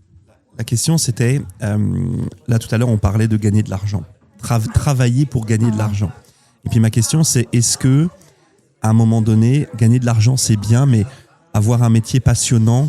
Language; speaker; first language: French; native; French